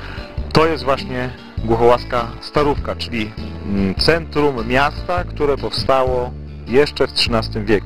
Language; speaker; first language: Polish; native; Polish